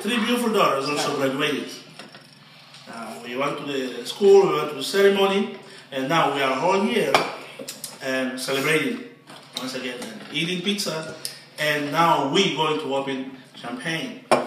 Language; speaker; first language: English; non-native, fluent; Upper Guinea Crioulo